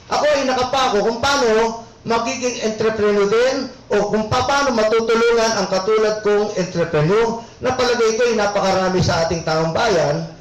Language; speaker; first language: Filipino; native; Filipino